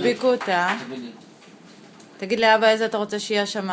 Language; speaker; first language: Hebrew; native; Hebrew